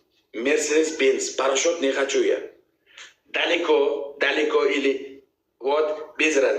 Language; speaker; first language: Russian; non-native, learner; Uzbek